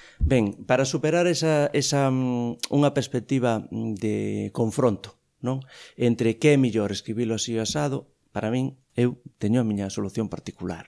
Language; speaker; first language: Galician; native; Galician